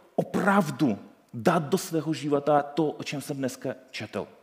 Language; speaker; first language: Czech; non-native, fluent; Ukrainian